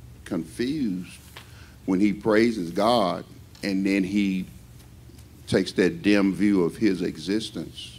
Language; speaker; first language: English; native; English